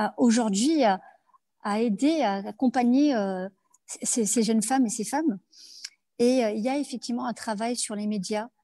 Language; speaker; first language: French; native; French